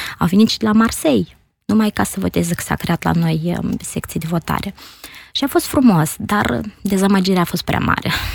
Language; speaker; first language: Romanian; native; Romanian